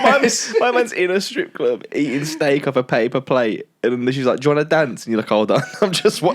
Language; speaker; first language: English; native; English